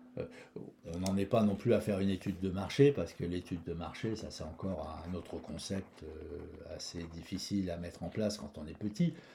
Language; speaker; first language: French; native; French